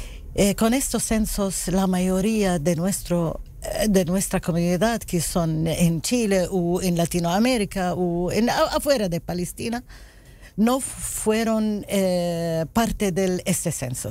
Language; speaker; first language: Spanish; non-native, learner; Arabic